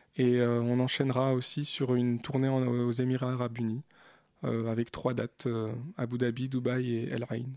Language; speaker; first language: French; early bilingual, other home language; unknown